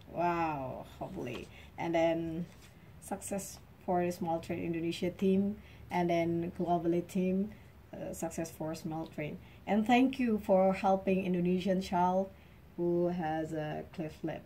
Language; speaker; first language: English; non-native, learner; Indonesian